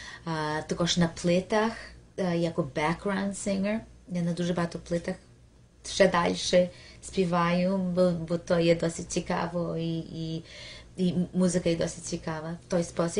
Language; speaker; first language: Ukrainian; early bilingual, heritage; Ukrainian